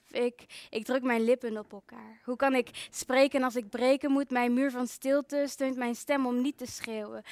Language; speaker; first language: Dutch; early bilingual, other home language; Kinyarwanda